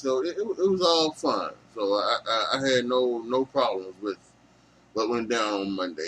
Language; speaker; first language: English; native; English